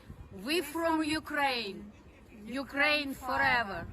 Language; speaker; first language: English; non-native, learner; Ukrainian